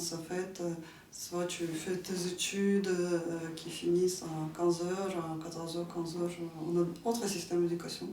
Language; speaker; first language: French; non-native, fluent; Ukrainian